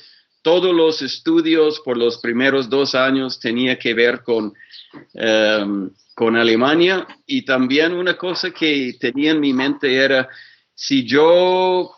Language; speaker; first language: Spanish; non-native, fluent; English